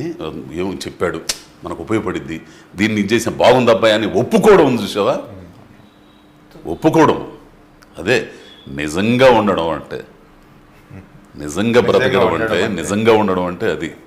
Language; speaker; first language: Telugu; native; Telugu